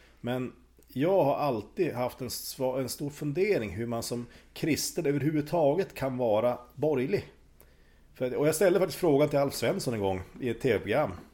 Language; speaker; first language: Swedish; native; Swedish